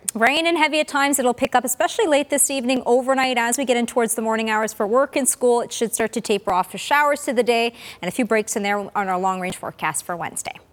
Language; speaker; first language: English; non-native, fluent; Spanish